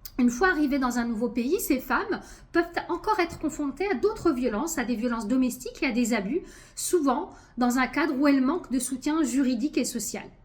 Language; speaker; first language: French; early bilingual, other home language; Arabic